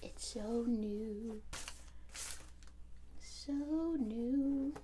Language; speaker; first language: English; native; English